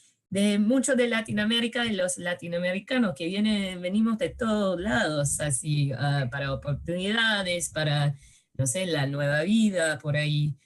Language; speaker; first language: Spanish; early bilingual, heritage; Spanish